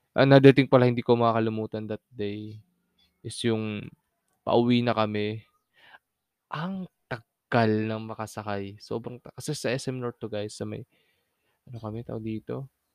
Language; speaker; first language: Filipino; non-native, local second language; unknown